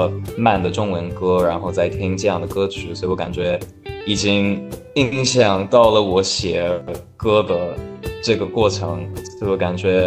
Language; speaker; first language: Chinese; non-native, fluent; English